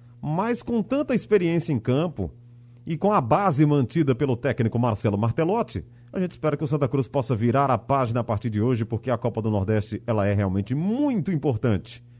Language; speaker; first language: Portuguese; native; Portuguese